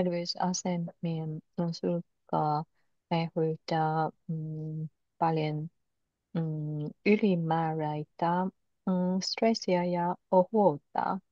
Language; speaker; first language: Finnish; non-native, learner; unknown